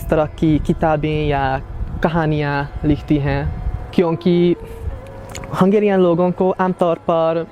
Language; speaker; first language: Hindi; non-native, fluent; Hungarian